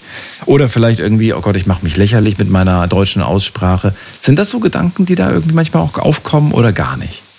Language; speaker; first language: German; native; German